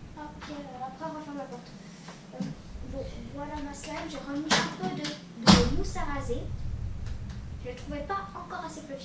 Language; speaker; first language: French; native; French